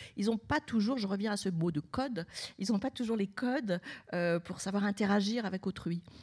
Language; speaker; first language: French; native; French